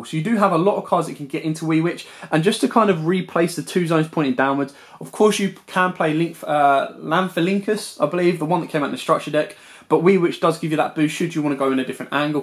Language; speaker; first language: English; native; English